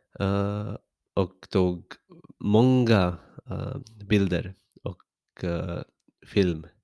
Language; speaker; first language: Swedish; non-native, learner; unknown